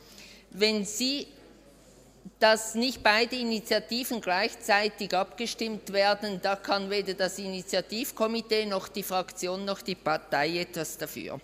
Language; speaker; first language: German; native; German